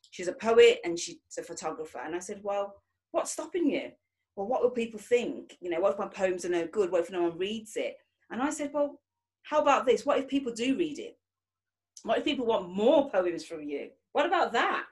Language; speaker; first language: English; native; English